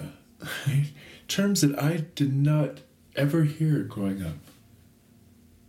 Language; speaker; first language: English; native; English